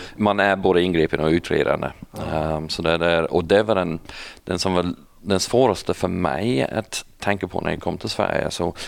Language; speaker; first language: Swedish; non-native, fluent; English